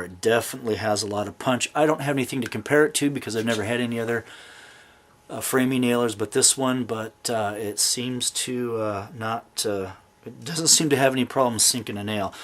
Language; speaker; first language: English; native; English